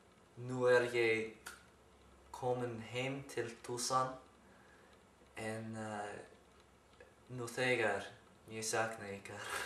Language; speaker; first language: Icelandic; non-native, learner; English